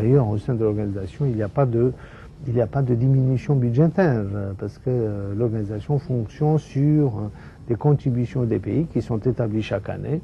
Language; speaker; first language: French; non-native, fluent; Romanian